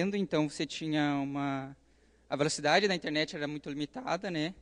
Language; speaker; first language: Portuguese; native; Portuguese